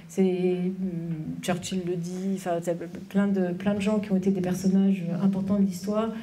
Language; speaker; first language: French; native; French